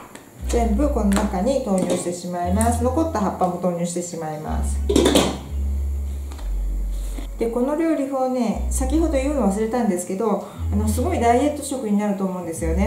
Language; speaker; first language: Japanese; native; Japanese